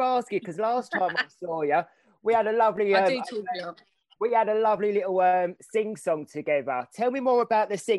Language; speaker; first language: English; native; English